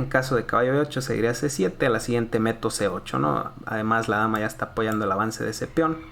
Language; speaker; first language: Spanish; native; Spanish